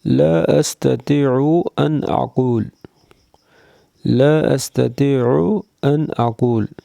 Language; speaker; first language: Arabic; non-native, fluent; Urdu